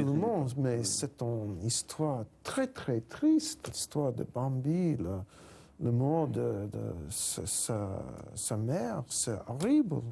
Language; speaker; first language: French; non-native, fluent; English